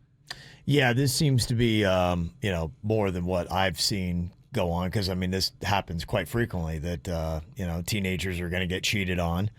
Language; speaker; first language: English; native; English